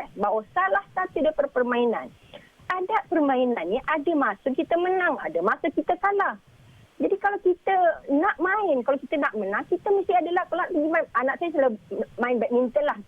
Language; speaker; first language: Malay; native; Malay